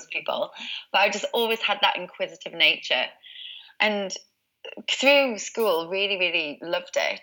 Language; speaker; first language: English; native; English